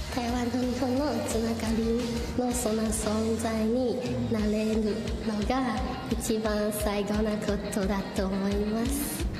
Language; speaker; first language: Japanese; non-native, learner; Chinese